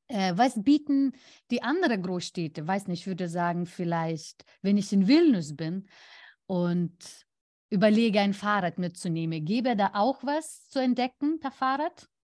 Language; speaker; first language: German; non-native, fluent; Lithuanian